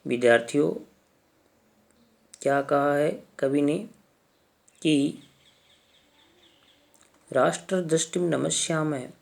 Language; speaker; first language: Hindi; native; Hindi